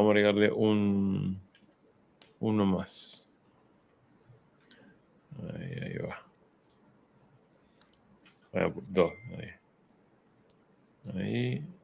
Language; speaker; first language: Spanish; native; Spanish